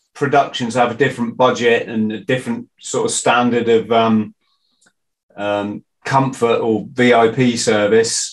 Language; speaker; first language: English; native; English